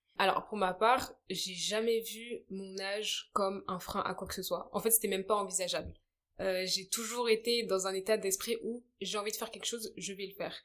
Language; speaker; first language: French; early bilingual, other home language; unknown